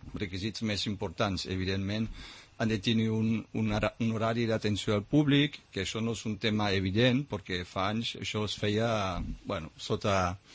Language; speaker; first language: Catalan; non-native, fluent; German